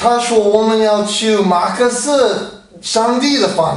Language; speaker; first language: Chinese; non-native, learner; English